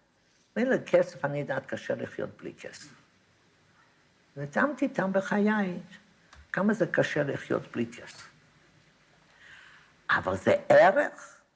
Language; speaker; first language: Hebrew; non-native, fluent; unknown